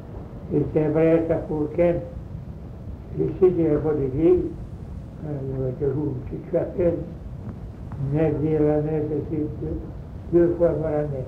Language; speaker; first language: French; native; French